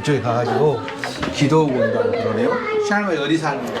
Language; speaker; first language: Korean; native; Korean